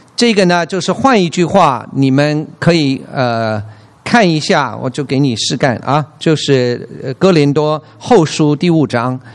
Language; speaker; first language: Chinese; non-native, fluent; English